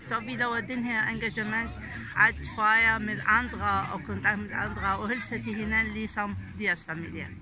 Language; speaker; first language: Danish; non-native, learner; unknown